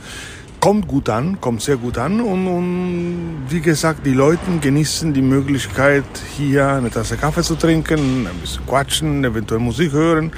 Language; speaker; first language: German; non-native, fluent; Italian